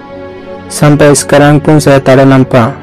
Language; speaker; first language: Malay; non-native, learner; Bangla